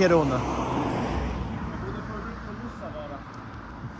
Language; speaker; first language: Swedish; native; Swedish